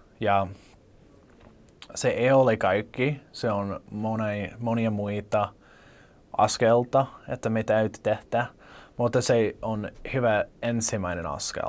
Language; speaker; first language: Finnish; non-native, learner; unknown